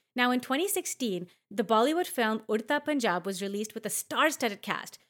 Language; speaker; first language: English; early bilingual, other home language; Hindi